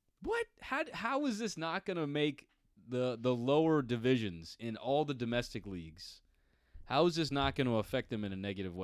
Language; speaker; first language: English; native; English